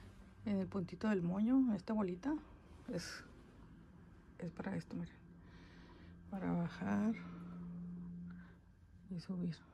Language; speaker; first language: Spanish; native; Spanish